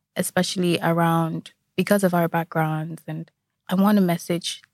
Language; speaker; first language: English; non-native, local second language; Igbo